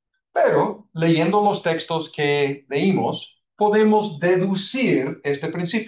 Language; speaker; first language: Spanish; non-native, fluent; English